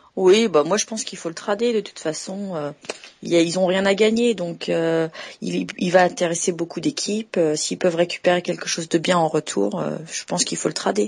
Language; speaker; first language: French; native; French